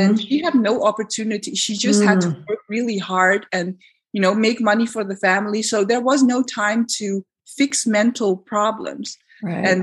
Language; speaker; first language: English; non-native, fluent; Dutch